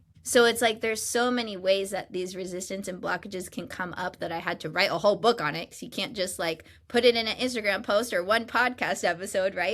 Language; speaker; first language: English; native; English